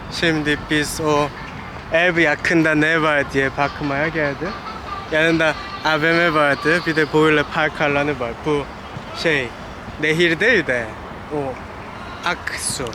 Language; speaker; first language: Turkish; non-native, learner; Korean